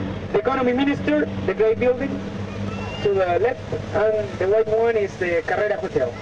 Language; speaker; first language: English; non-native, fluent; Spanish